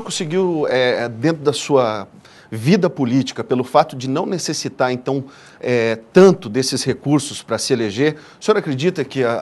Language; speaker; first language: Portuguese; native; Portuguese